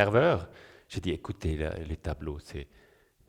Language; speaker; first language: French; non-native, local second language; German